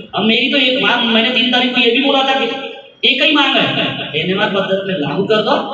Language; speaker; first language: Hindi; non-native, local second language; Marathi